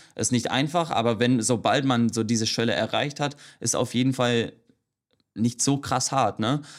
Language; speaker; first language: German; non-native, fluent; English